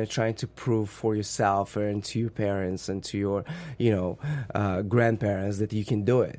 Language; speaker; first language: English; non-native, fluent; Russian